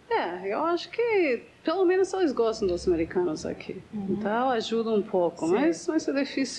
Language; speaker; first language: Portuguese; non-native, learner; English